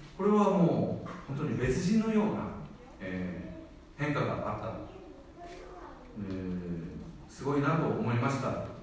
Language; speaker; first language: Japanese; non-native, fluent; Korean